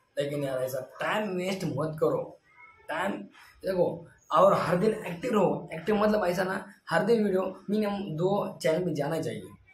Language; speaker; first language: Hindi; non-native, local second language; Marathi